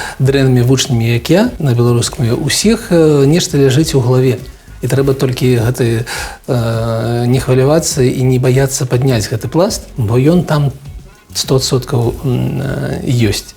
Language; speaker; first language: Belarusian; non-native, local second language; Russian